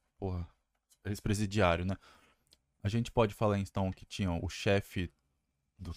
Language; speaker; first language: Portuguese; native; Portuguese